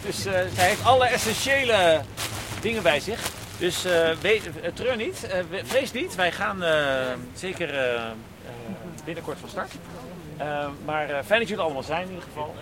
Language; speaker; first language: Dutch; native; Dutch